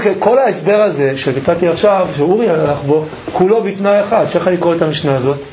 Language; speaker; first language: Hebrew; native; Hebrew